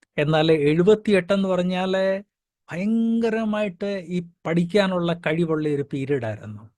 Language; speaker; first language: Malayalam; early bilingual, heritage; Malayalam